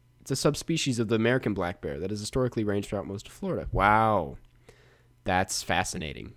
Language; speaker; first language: English; native; English